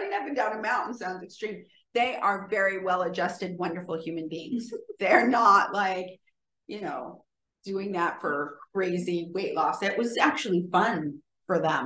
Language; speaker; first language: English; native; English